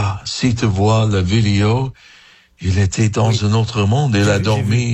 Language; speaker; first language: French; non-native, fluent; English